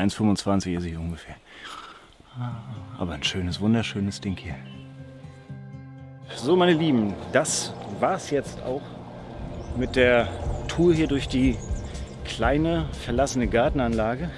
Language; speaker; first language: German; native; German